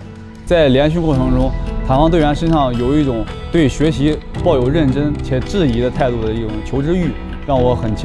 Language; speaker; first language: Chinese; native; Chinese